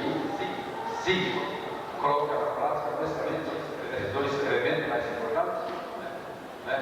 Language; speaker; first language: Portuguese; non-native, learner; Japanese